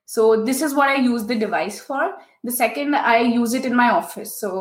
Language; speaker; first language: English; non-native, local second language; Hindi